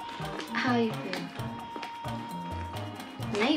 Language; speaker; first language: English; non-native, learner; Thai